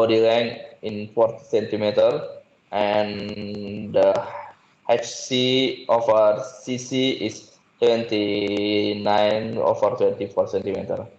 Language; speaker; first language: English; non-native, learner; Indonesian